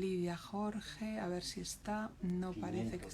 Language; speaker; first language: Spanish; native; Spanish